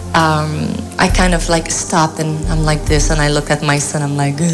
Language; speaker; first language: English; non-native, fluent; French